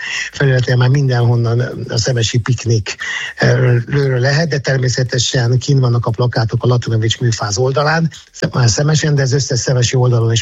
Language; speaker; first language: Hungarian; native; Hungarian